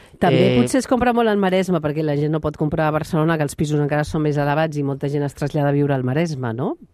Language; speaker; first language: Catalan; native; Catalan